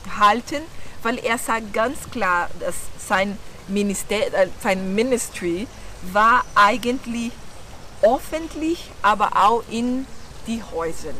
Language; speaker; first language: German; non-native, fluent; Portuguese